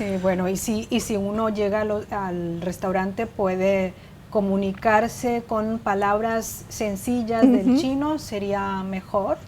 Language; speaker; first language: Spanish; non-native, fluent; Chinese